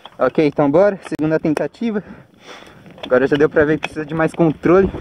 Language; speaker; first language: Portuguese; native; Portuguese